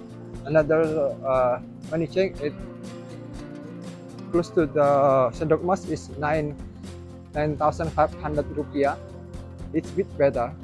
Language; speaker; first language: English; non-native, learner; Indonesian